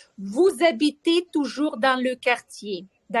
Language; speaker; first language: French; non-native, fluent; Ukrainian